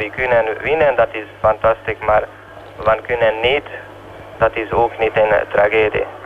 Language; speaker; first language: Dutch; non-native, learner; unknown